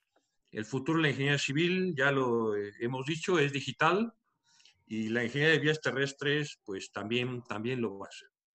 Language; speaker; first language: Spanish; native; Spanish